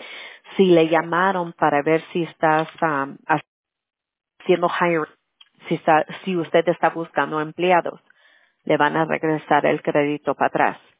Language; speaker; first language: Spanish; early bilingual, heritage; Spanish